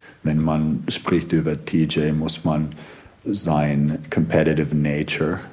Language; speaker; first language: German; non-native, fluent; Finnish